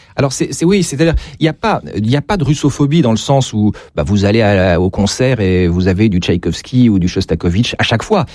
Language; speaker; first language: French; native; French